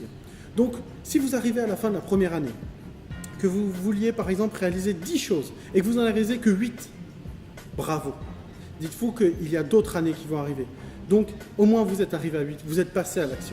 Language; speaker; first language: French; native; French